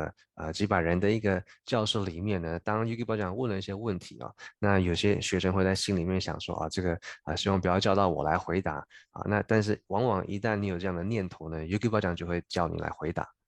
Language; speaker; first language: Chinese; native; Chinese